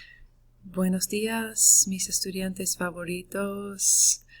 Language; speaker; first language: Spanish; non-native, fluent; English